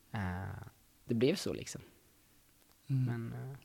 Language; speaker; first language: Swedish; native; Swedish